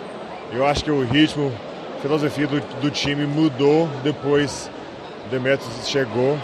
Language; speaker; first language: Portuguese; non-native, fluent; English